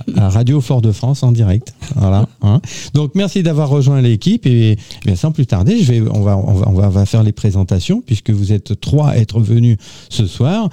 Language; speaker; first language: French; native; French